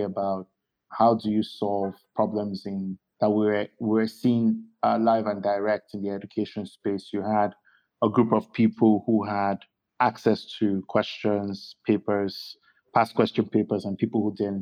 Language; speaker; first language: English; non-native, local second language; Yoruba